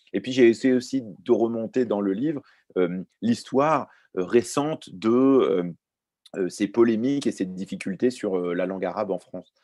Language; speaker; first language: French; early bilingual, other home language; Arabic